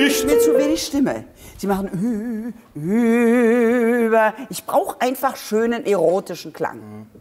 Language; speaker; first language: German; native; German